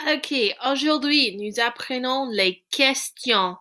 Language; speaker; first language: French; non-native, fluent; English